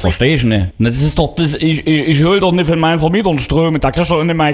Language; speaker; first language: German; native; German